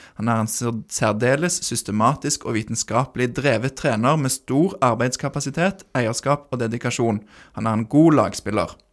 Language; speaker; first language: Norwegian; native; Norwegian